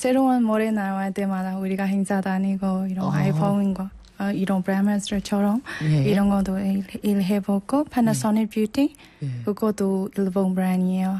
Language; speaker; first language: Korean; non-native, learner; Burmese